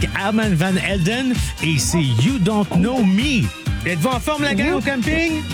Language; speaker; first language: French; native; French